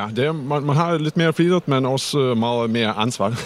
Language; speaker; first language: Danish; non-native, fluent; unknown